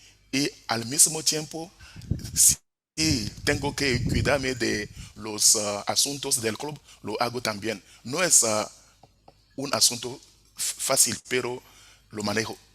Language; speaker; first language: Spanish; non-native, fluent; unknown